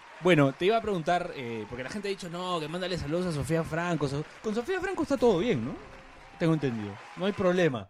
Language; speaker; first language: Spanish; native; Spanish